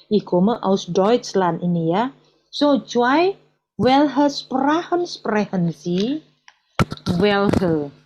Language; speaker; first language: German; non-native, fluent; Indonesian